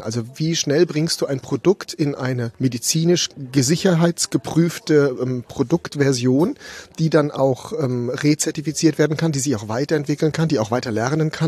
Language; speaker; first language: German; native; German